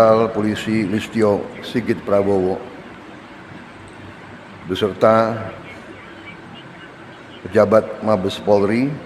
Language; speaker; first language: Indonesian; native; Indonesian